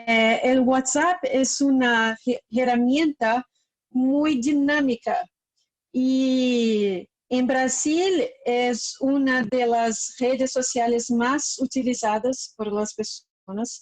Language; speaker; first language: Spanish; non-native, learner; Portuguese